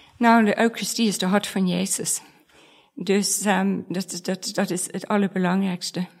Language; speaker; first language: Dutch; non-native, fluent; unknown